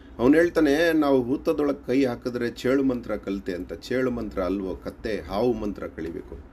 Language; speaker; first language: Kannada; native; Kannada